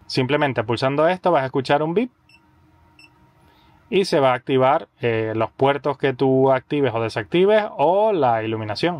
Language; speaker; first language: Spanish; native; Spanish